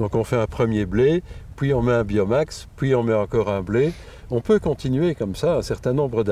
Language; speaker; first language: French; native; French